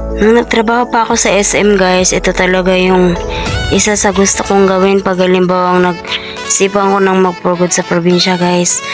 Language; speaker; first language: Filipino; non-native, local second language; Cebuano